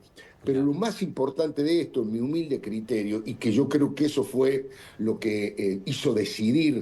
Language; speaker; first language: Spanish; native; Spanish